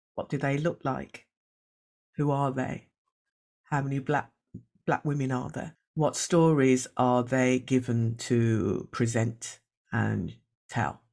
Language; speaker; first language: English; native; English